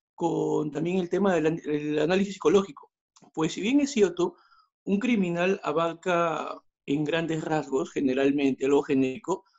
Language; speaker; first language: Spanish; native; Spanish